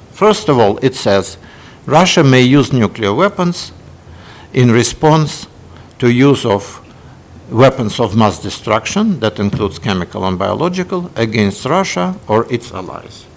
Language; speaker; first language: English; non-native, fluent; Russian